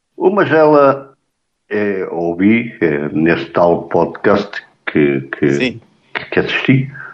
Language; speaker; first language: Portuguese; native; Portuguese